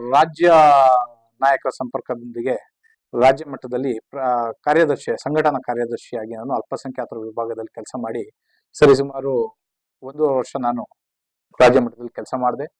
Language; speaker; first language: Kannada; non-native, local second language; Urdu